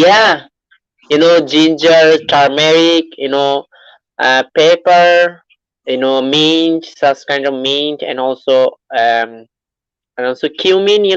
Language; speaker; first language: English; non-native, learner; Bangla